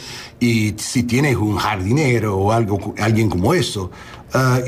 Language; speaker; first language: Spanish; early bilingual, heritage; English